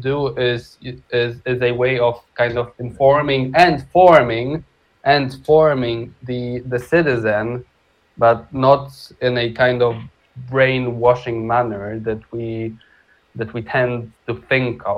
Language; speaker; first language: English; non-native, fluent; Polish